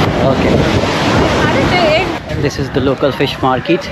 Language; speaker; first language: English; non-native, learner; Urdu